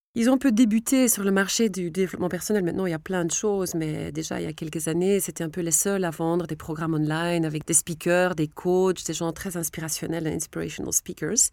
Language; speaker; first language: French; non-native, local second language; Dutch